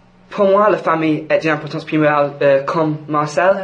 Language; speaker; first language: French; non-native, fluent; English